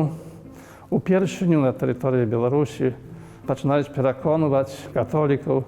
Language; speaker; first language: Polish; non-native, local second language; Belarusian